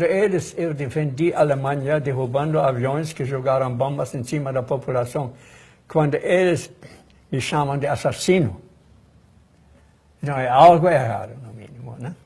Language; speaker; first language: Portuguese; non-native, fluent; German